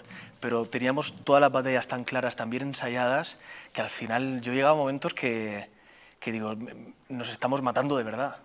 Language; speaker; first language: Spanish; native; Spanish